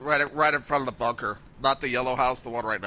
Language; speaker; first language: English; native; English